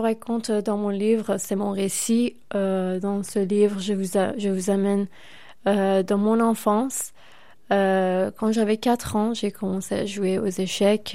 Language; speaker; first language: French; non-native, fluent; Persian